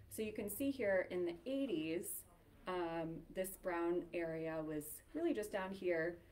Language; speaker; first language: English; native; English